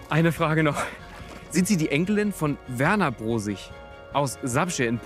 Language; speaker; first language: German; native; German